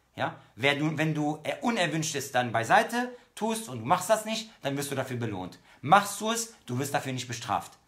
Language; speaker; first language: German; native; German